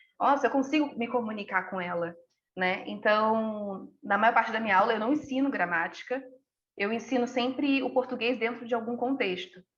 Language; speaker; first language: Portuguese; native; Portuguese